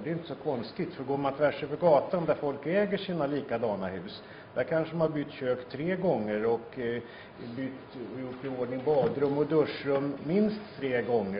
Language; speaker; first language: Swedish; native; Swedish